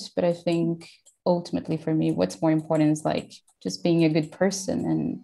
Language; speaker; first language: English; non-native, fluent; Portuguese